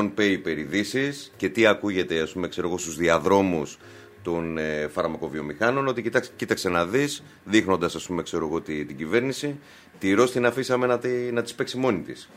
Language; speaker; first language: Greek; native; Greek